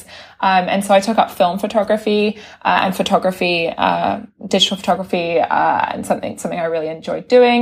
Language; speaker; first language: English; native; English